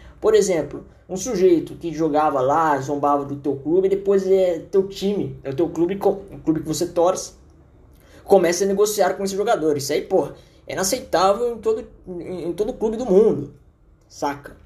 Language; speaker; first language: Portuguese; native; Portuguese